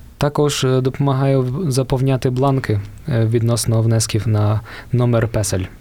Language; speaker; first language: Ukrainian; native; Ukrainian